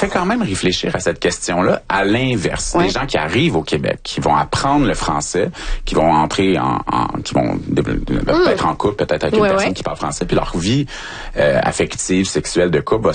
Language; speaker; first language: French; native; French